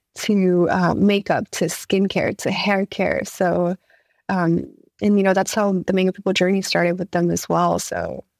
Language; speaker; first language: English; early bilingual, other home language; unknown